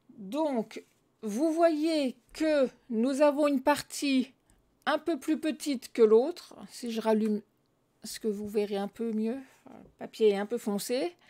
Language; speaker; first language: French; native; French